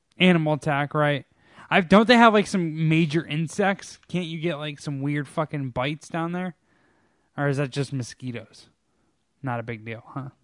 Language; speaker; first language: English; native; English